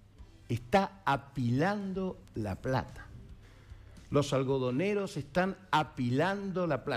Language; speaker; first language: Spanish; native; Spanish